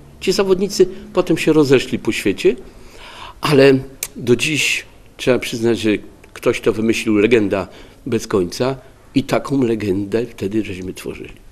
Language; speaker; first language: Polish; native; Polish